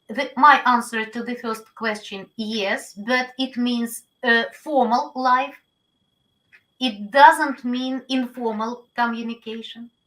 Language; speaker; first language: English; non-native, learner; Ukrainian